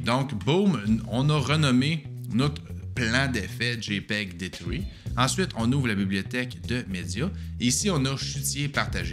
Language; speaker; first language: French; native; French